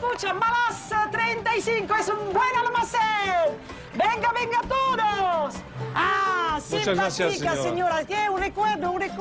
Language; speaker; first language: Spanish; non-native, learner; French